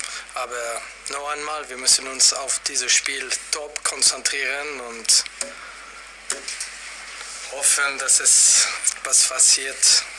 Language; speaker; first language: German; non-native, fluent; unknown